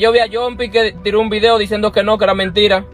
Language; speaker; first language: Spanish; native; Spanish